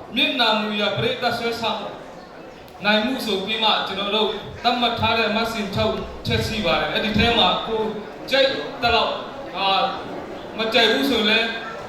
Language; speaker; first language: Burmese; non-native, local second language; Tedim Chin